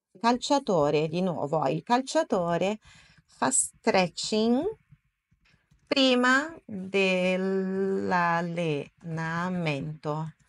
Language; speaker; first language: Italian; non-native, fluent; Portuguese